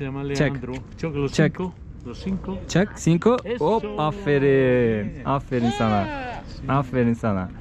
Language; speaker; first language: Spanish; non-native, learner; Turkish